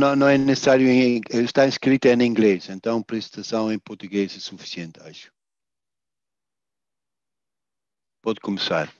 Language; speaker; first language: Portuguese; non-native, fluent; Dutch